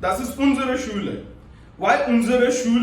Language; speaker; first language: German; non-native, fluent; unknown